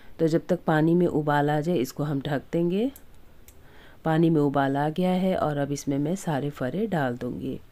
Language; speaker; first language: Hindi; native; Hindi